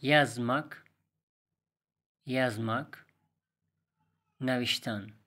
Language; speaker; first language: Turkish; non-native, fluent; Persian